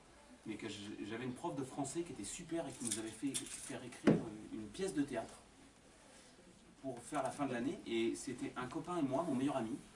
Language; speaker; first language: French; native; French